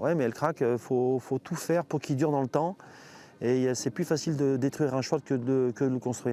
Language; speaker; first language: French; native; French